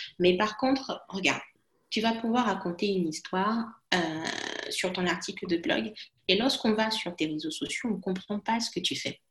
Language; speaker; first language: French; non-native, local second language; Lingala